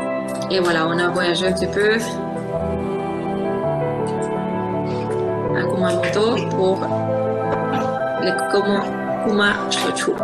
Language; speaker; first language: French; non-native, fluent; Spanish